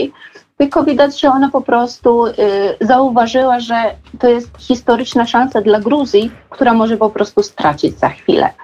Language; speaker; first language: Polish; non-native, fluent; Georgian